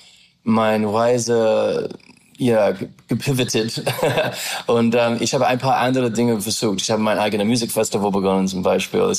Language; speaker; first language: German; non-native, learner; English